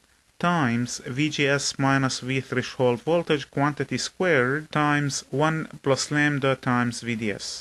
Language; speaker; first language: English; non-native, fluent; Arabic